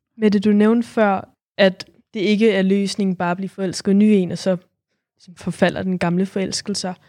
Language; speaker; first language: Danish; native; Danish